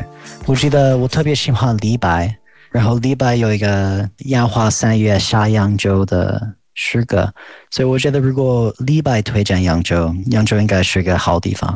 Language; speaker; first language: Chinese; non-native, fluent; English